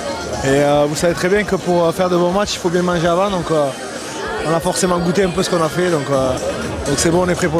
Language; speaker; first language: French; native; French